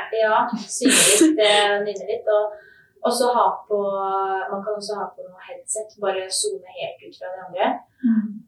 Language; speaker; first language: Norwegian; native; Norwegian